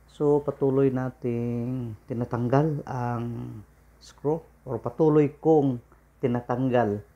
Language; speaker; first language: Filipino; non-native, local second language; Cebuano